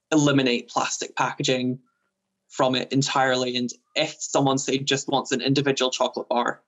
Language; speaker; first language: English; native; English